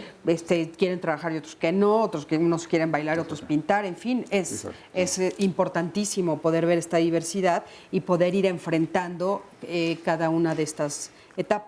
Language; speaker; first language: Spanish; native; Spanish